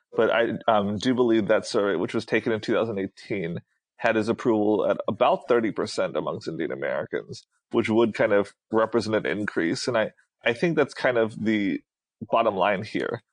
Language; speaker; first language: English; early bilingual, other home language; Hindi